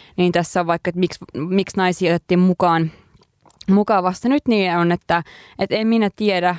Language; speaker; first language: Finnish; native; Finnish